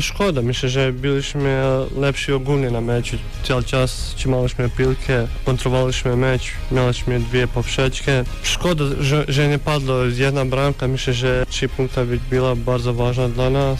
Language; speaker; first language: Polish; non-native, fluent; Bosnian